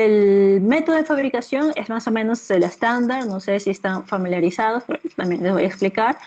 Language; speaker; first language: Spanish; native; Spanish